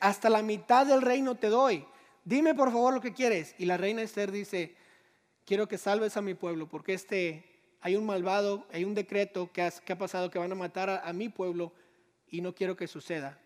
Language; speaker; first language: Spanish; native; Spanish